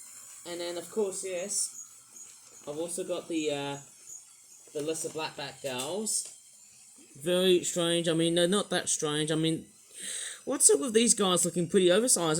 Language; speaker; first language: English; native; English